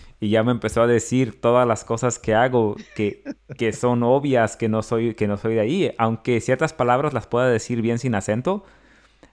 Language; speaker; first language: Spanish; early bilingual, other home language; English